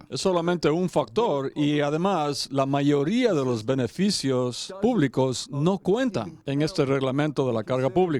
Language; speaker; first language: Spanish; non-native, fluent; English